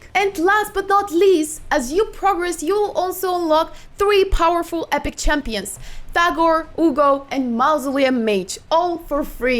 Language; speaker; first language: English; non-native, fluent; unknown